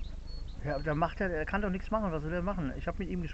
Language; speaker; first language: German; native; German